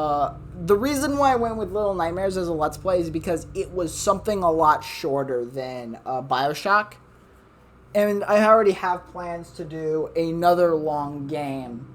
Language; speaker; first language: English; native; English